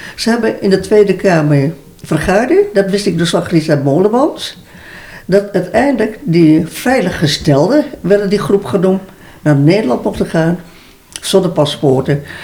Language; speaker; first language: Dutch; early bilingual, other home language; Malay